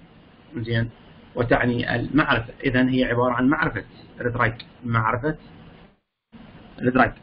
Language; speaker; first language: Arabic; native; Arabic